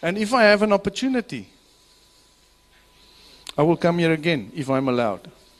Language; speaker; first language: English; non-native, local second language; Afrikaans